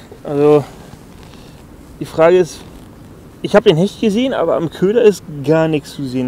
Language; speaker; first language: German; native; German